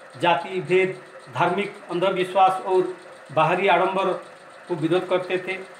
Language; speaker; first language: Hindi; non-native, local second language; Odia